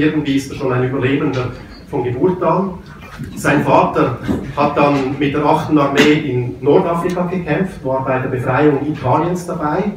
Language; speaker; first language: German; native; German